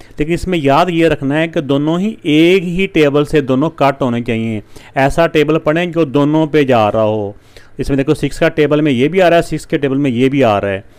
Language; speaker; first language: Urdu; non-native, local second language; Punjabi